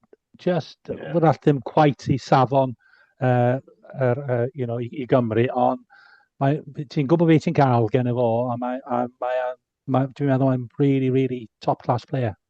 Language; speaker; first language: Welsh; non-native, local second language; English